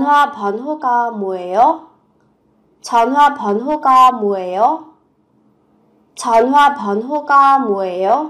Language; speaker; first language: Korean; non-native, fluent; Vietnamese